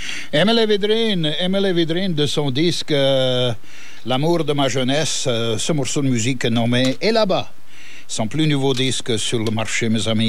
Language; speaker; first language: French; early bilingual, heritage; French